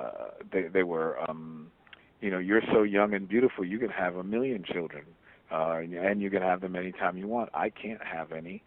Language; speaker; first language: English; native; English